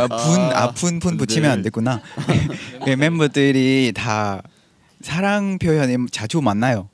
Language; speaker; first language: Korean; non-native, learner; Vietnamese